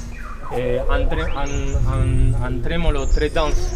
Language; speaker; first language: French; non-native, fluent; Spanish